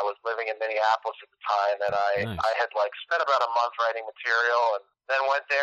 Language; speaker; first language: English; native; English